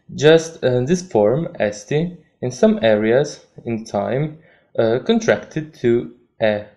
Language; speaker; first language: English; non-native, fluent; Italian